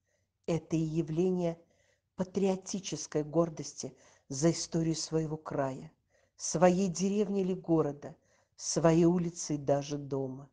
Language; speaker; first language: Russian; native; Russian